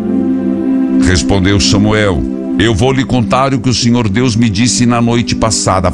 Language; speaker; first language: Portuguese; native; Portuguese